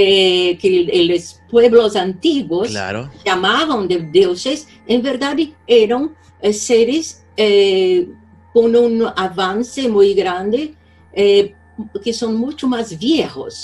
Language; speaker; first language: Spanish; non-native, fluent; Portuguese